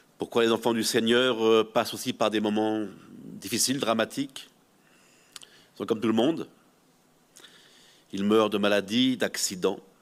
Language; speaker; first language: French; native; French